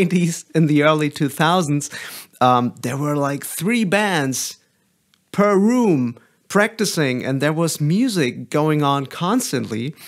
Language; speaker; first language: English; non-native, fluent; German